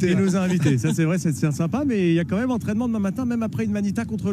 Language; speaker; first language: French; native; French